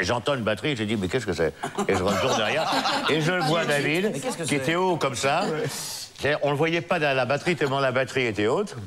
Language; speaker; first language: French; native; French